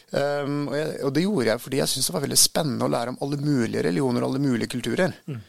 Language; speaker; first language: Norwegian; early bilingual, other home language; Swedish